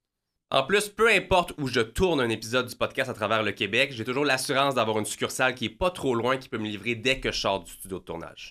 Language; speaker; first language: French; native; French